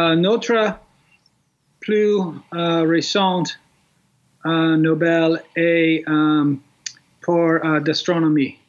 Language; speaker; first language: French; non-native, learner; English